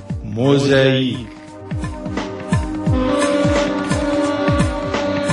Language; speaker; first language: Arabic; native; Arabic